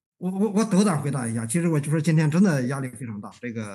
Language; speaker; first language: Chinese; native; Chinese